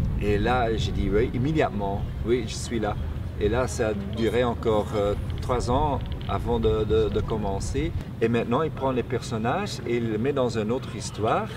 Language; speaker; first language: French; non-native, local second language; Dutch